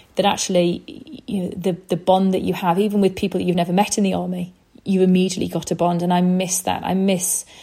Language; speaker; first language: English; native; English